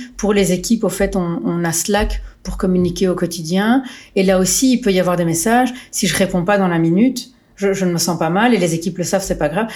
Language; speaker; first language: French; early bilingual, other home language; Portuguese